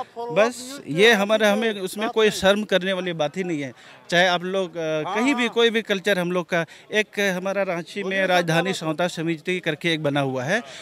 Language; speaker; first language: Hindi; native; Hindi